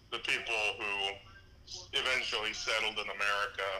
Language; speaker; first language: English; native; English